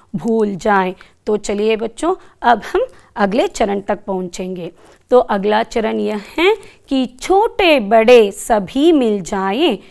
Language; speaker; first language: Hindi; non-native, local second language; Kannada